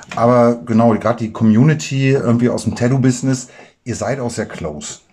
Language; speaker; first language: German; native; German